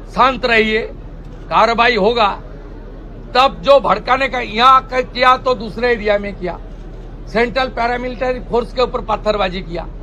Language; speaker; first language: Hindi; non-native, local second language; Bangla